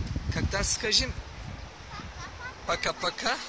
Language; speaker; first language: Russian; non-native, learner; Turkish